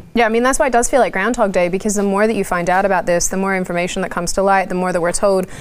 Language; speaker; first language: English; native; English